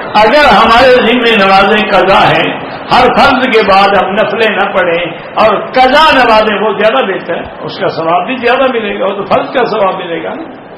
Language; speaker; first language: Urdu; native; Urdu